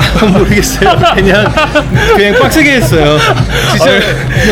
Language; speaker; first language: Korean; non-native, fluent; English